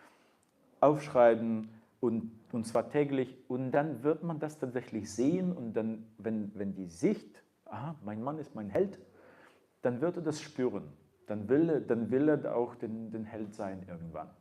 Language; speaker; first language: German; non-native, fluent; Russian